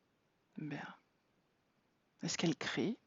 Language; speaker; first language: French; native; French